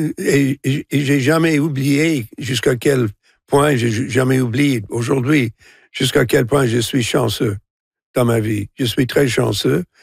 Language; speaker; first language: French; non-native, local second language; English